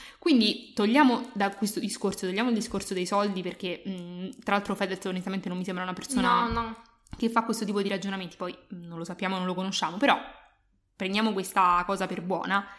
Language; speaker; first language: Italian; native; Italian